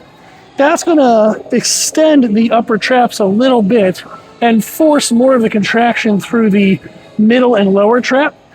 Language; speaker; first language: English; native; English